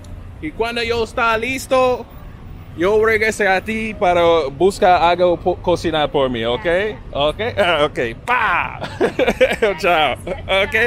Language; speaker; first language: Spanish; non-native, learner; English